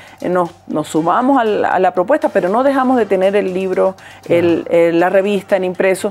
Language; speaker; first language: Spanish; native; Spanish